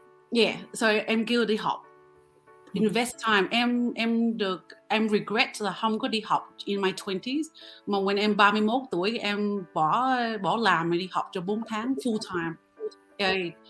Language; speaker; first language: Vietnamese; early bilingual, heritage; Vietnamese